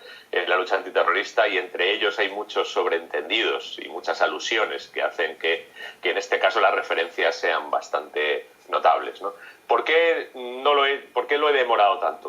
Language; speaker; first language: Spanish; native; Spanish